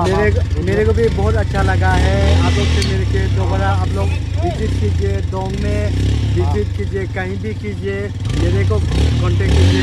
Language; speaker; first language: Hindi; non-native, local second language; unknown